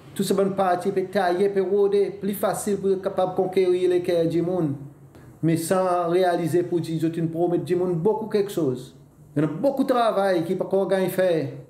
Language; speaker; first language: French; non-native, local second language; Seselwa Creole French